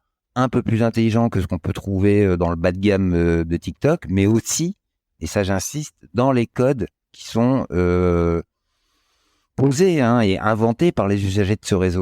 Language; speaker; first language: French; native; French